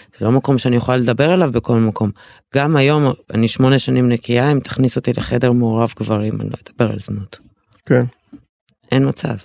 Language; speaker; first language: Hebrew; early bilingual, other home language; Russian